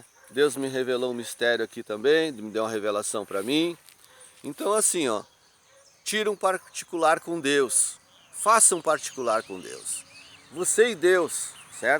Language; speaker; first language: Portuguese; native; Portuguese